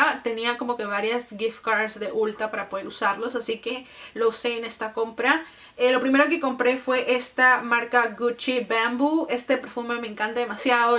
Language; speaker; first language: Spanish; native; Spanish